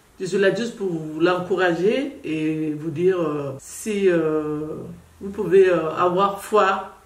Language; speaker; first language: French; non-native, fluent; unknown